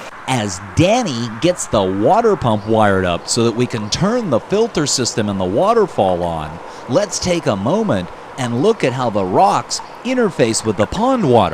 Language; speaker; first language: English; native; English